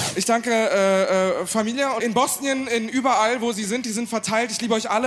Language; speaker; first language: German; early bilingual, other home language; Bosnian